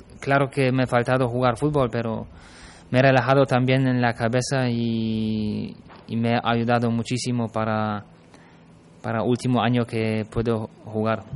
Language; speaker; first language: Spanish; non-native, fluent; German